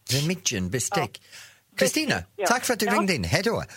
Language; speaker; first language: Swedish; non-native, fluent; English